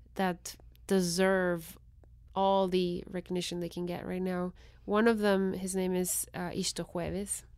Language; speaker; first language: English; non-native, fluent; Spanish